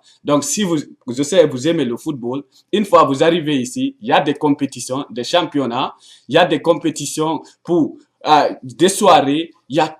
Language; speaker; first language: French; non-native, local second language; Arabic